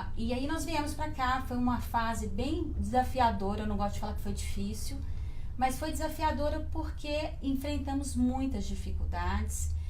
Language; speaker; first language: Portuguese; native; Portuguese